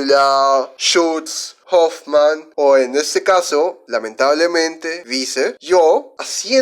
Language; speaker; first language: Spanish; native; Spanish